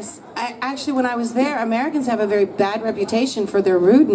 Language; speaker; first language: English; native; English